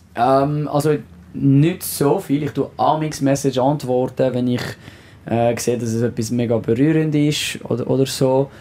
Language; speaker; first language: German; non-native, local second language; French